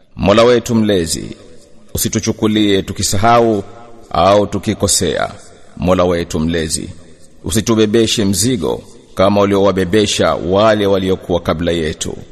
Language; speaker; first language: Swahili; native; Swahili